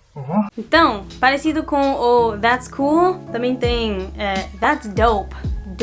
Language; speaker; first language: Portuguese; non-native, fluent; English